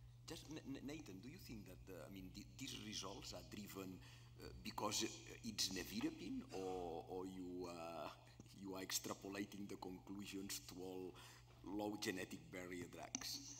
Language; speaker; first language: English; non-native, fluent; Spanish